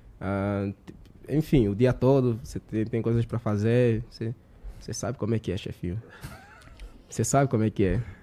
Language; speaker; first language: Portuguese; native; Portuguese